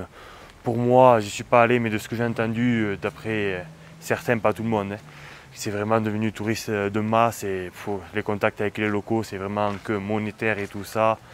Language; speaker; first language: French; native; French